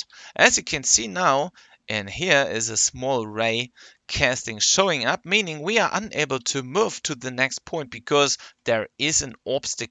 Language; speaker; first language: English; non-native, fluent; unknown